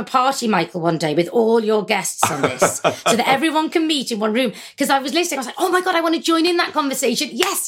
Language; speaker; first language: English; native; English